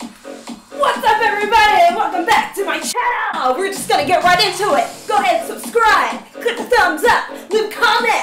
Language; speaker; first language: English; native; English